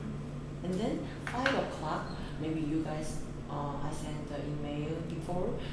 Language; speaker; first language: English; non-native, learner; Korean